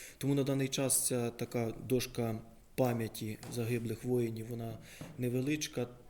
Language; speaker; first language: Ukrainian; native; Ukrainian